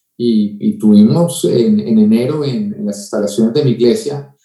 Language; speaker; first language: Spanish; native; Spanish